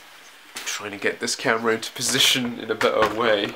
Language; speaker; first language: English; native; English